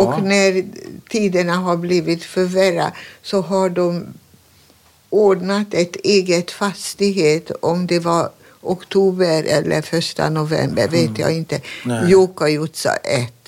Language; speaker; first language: Swedish; non-native, fluent; Hungarian